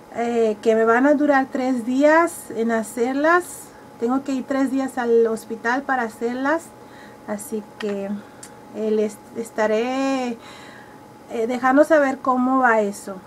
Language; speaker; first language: Spanish; early bilingual, heritage; Spanish